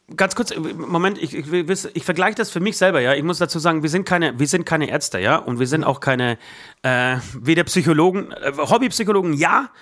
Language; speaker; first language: German; non-native, fluent; Polish